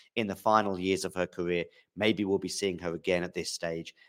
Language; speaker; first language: English; native; English